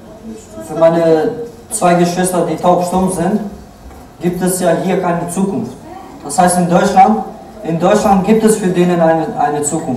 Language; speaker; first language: German; early bilingual, other home language; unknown